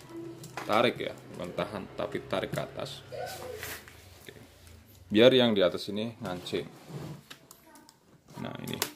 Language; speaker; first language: Indonesian; native; Indonesian